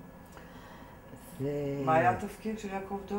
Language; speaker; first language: Hebrew; native; Hebrew